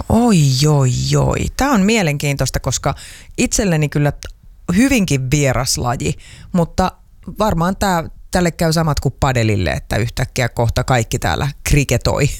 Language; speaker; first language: Finnish; native; Finnish